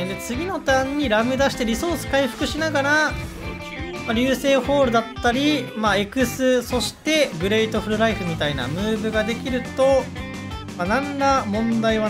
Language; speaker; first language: Japanese; native; Japanese